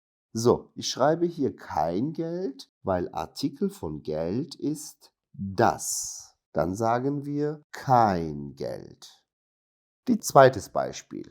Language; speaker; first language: German; non-native, fluent; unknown